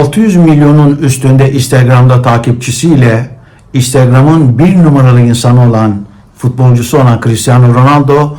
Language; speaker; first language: Turkish; native; Turkish